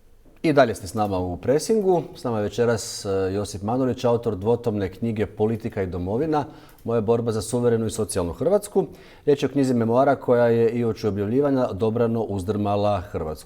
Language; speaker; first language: Croatian; native; Croatian